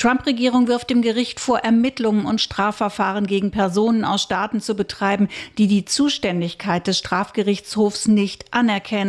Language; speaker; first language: German; native; German